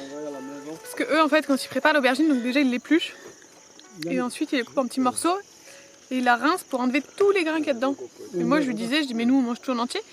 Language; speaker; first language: French; native; French